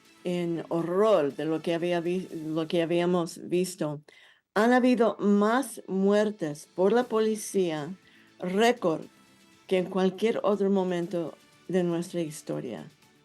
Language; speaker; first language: Spanish; non-native, fluent; English